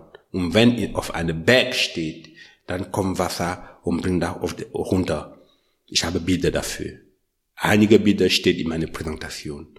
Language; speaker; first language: German; non-native, learner; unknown